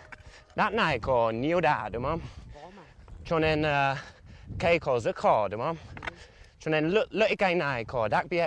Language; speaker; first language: Vietnamese; non-native, learner; English